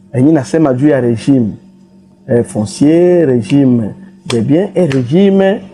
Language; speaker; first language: French; non-native, local second language; Swahili